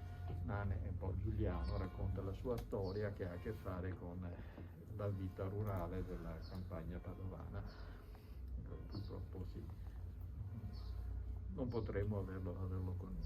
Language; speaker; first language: Italian; native; Italian